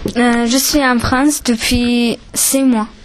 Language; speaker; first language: French; non-native, learner; Russian